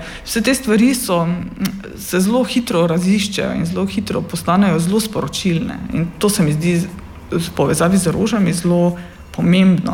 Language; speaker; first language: Slovenian; native; Slovenian